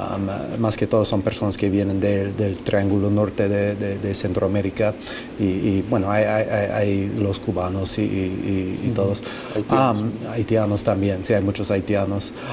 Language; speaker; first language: Spanish; non-native, fluent; English